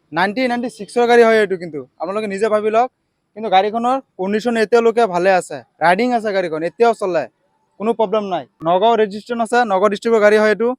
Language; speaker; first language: Assamese; non-native, local second language; Bangla